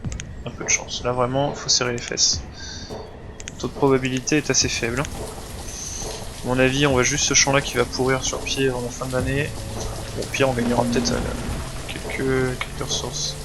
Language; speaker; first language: French; native; French